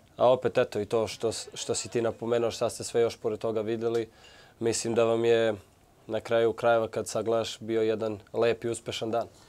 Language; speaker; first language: Serbian; native; Serbian